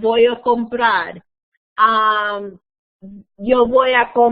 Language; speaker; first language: Spanish; non-native, fluent; English